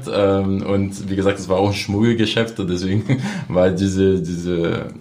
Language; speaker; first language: German; non-native, fluent; Portuguese